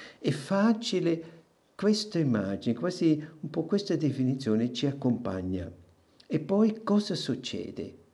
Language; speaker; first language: Italian; non-native, local second language; German